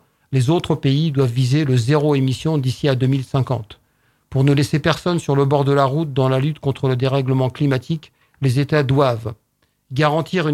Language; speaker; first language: French; native; French